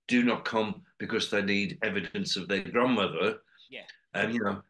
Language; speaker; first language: English; native; English